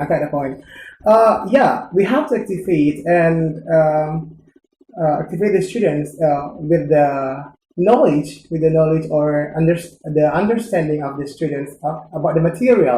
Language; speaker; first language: English; non-native, learner; Indonesian